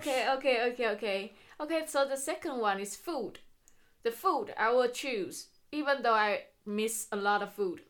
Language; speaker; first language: English; non-native, fluent; Chinese